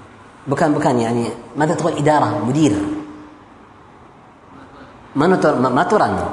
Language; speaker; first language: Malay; non-native, fluent; Arabic